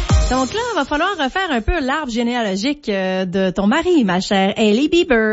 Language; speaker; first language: French; native; French